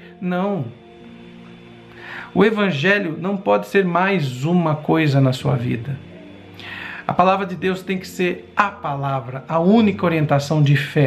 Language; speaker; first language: Portuguese; native; Portuguese